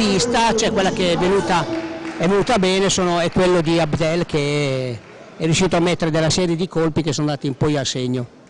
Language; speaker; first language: Italian; native; Italian